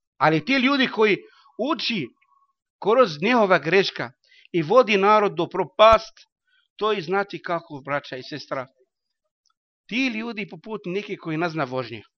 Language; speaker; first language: Bosnian; non-native, learner; Arabic